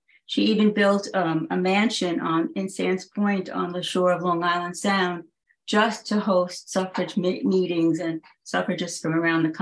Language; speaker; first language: English; native; English